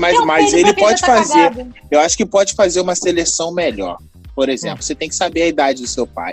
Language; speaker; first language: Portuguese; native; Portuguese